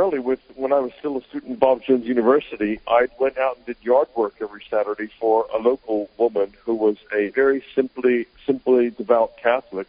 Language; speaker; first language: English; native; English